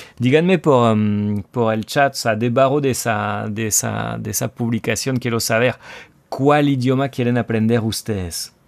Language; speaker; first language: Spanish; non-native, fluent; French